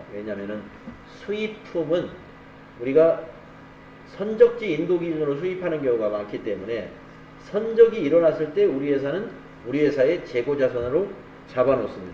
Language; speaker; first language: Korean; native; Korean